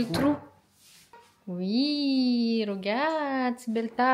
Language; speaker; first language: French; non-native, learner; Indonesian